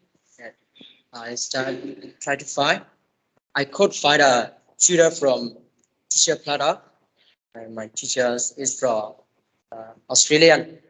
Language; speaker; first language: English; non-native, learner; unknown